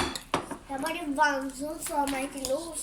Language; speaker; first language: Norwegian; early bilingual, other home language; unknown